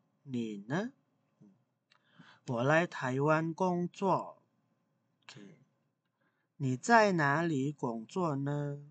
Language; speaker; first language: Chinese; non-native, fluent; Indonesian